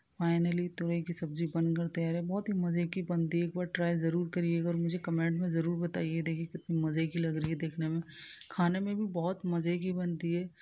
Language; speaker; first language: Hindi; native; Hindi